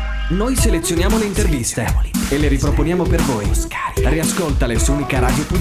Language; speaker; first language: Italian; native; Italian